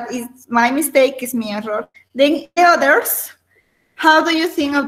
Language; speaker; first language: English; non-native, learner; Spanish